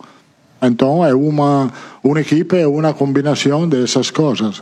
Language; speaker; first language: Portuguese; non-native, fluent; Italian